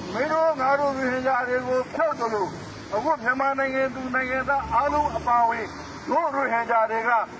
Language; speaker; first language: Burmese; non-native, local second language; Rohingya